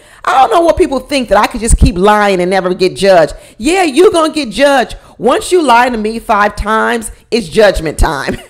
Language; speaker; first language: English; native; English